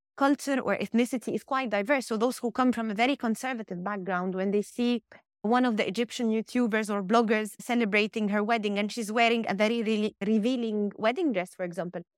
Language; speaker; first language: English; non-native, fluent; Arabic